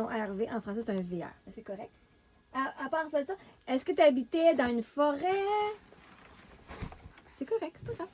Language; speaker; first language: French; native; French